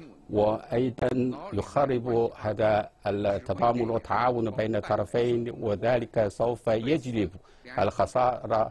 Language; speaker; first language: Arabic; non-native, fluent; Chinese